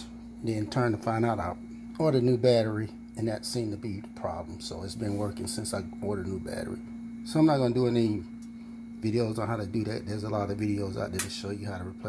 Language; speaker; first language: English; native; English